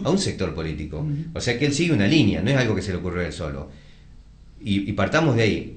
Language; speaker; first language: Spanish; native; Spanish